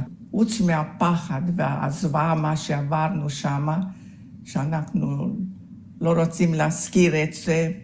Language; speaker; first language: Hebrew; non-native, fluent; Hungarian